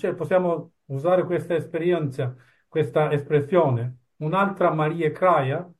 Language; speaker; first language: Italian; non-native, fluent; Albanian